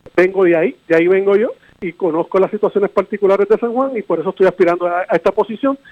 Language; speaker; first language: Spanish; native; Spanish